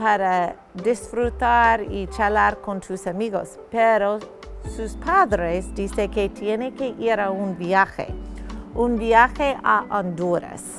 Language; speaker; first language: Spanish; non-native, fluent; English